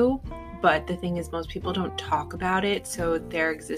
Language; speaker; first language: English; native; English